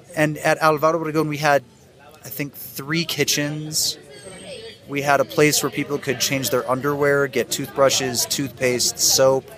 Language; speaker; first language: English; native; English